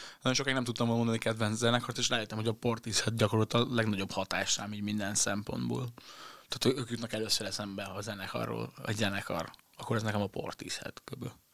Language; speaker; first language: Hungarian; native; Hungarian